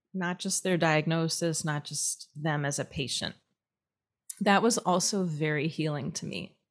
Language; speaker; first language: English; native; English